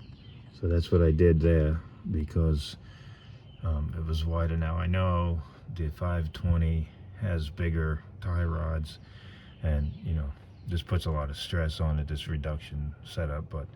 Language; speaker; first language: English; native; English